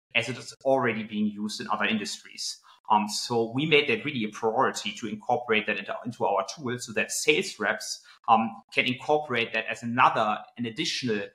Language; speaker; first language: English; non-native, fluent; German